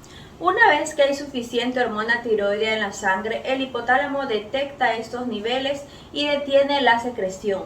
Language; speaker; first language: Spanish; native; Spanish